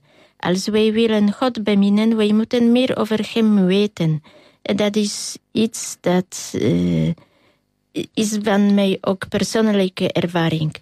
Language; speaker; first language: Dutch; non-native, learner; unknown